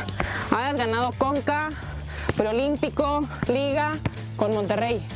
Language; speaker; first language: Spanish; native; Spanish